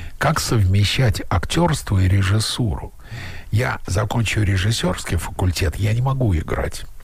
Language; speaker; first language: Russian; native; Russian